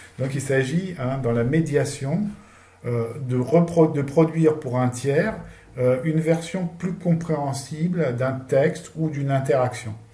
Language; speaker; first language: French; native; French